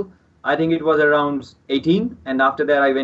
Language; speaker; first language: English; non-native, local second language; Punjabi